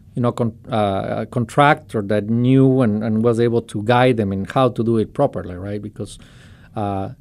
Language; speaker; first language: English; non-native, fluent; Spanish